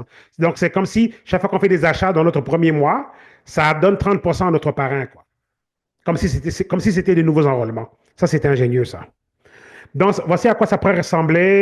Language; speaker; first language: French; native; French